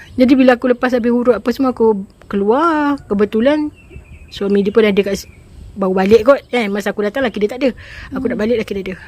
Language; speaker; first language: Malay; native; Malay